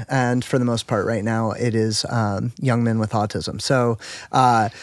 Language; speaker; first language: English; native; English